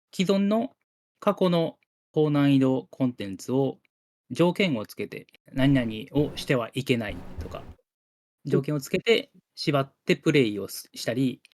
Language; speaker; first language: Japanese; native; Japanese